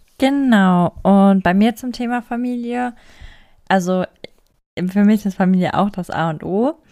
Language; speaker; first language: German; native; German